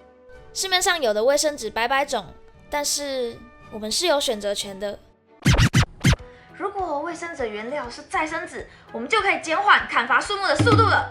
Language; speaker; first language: Chinese; native; Chinese